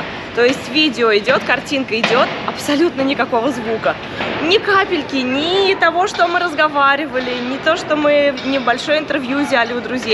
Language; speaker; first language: Russian; native; Russian